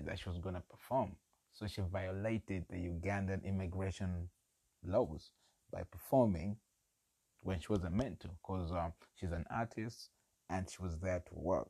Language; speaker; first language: English; non-native, local second language; Ganda